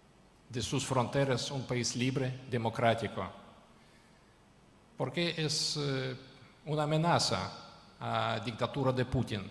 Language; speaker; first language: Spanish; non-native, fluent; Ukrainian